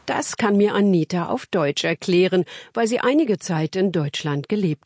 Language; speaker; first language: German; native; German